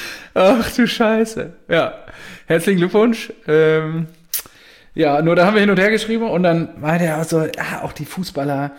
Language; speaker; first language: German; native; German